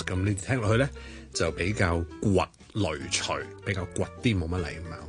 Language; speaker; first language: Cantonese; native; Cantonese